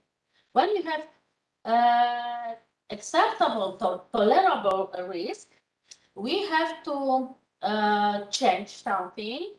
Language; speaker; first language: English; non-native, fluent; Polish